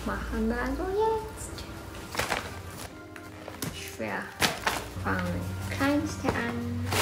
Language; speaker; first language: German; non-native, learner; Korean